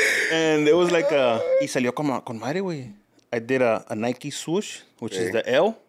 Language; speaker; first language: English; early bilingual, other home language; Spanish